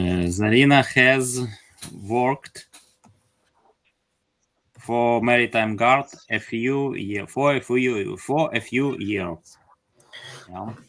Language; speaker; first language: English; non-native, learner; Ukrainian